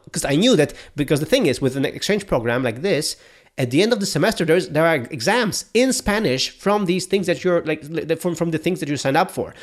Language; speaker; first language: English; non-native, fluent; Polish